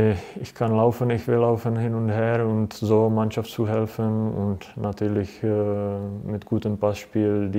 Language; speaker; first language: German; non-native, fluent; Czech